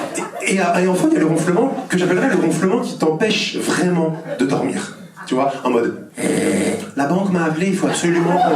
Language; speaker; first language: French; native; French